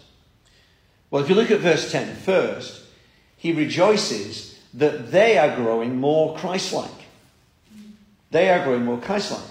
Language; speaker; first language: English; native; English